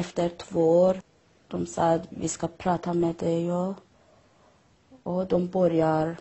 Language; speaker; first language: Swedish; non-native, learner; Persian